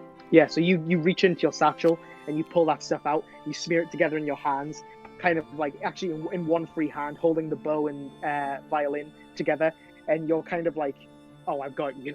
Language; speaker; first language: English; native; English